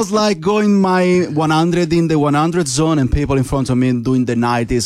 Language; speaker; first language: English; non-native, fluent; Italian